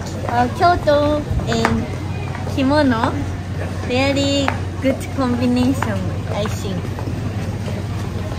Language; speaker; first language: English; non-native, learner; Japanese